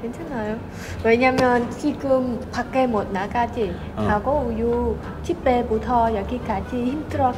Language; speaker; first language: Korean; non-native, learner; Vietnamese